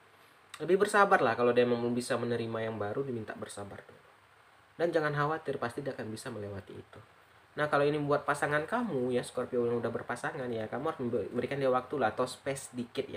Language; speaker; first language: Indonesian; native; Indonesian